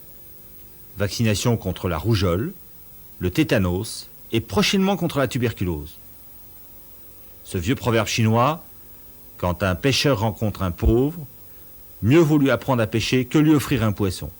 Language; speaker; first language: French; native; French